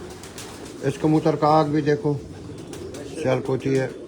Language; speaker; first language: Hindi; non-native, learner; Arabic